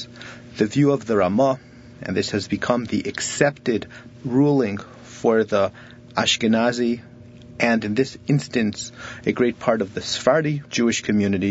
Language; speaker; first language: English; native; English